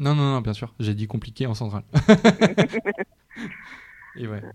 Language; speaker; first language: French; native; French